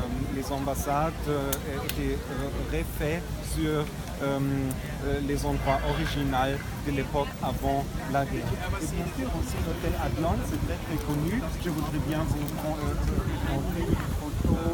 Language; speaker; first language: French; non-native, fluent; German